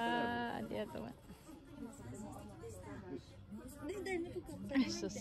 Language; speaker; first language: Japanese; non-native, learner; Hiligaynon